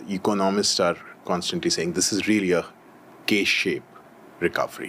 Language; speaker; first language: English; non-native, local second language; Hindi